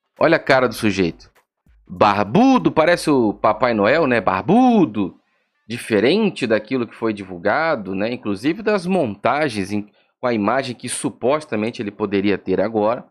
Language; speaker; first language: Portuguese; native; Portuguese